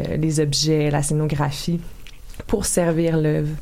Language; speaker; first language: French; native; French